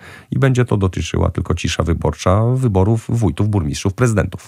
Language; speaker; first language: Polish; native; Polish